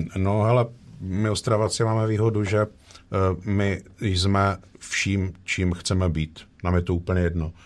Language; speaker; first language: Czech; native; Czech